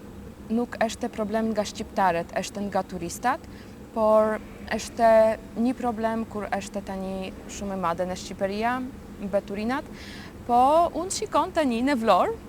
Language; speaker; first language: Albanian; non-native, learner; Polish